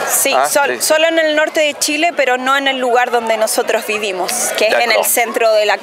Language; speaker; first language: Spanish; native; Spanish